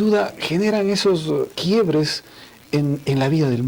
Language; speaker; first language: Spanish; native; Spanish